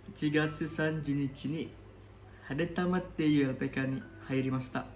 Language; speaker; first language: Japanese; non-native, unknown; Indonesian